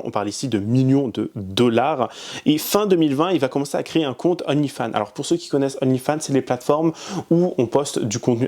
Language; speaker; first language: French; native; French